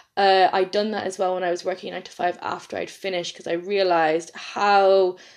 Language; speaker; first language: English; native; English